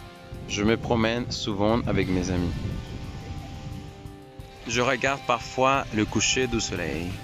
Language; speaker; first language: French; non-native, fluent; Spanish